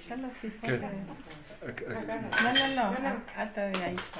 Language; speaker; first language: Hebrew; non-native, learner; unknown